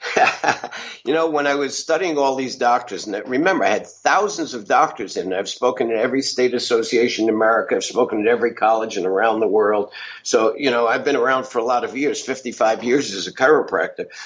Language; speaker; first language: English; native; English